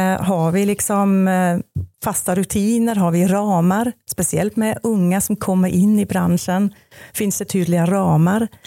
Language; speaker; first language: Swedish; non-native, fluent; German